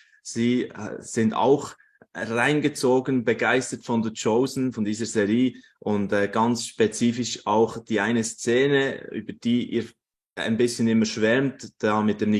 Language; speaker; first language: German; native; German